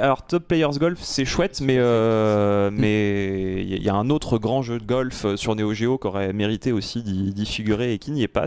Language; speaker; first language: French; native; French